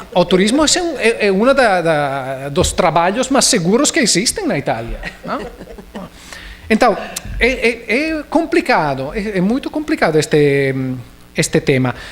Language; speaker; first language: Portuguese; non-native, learner; Italian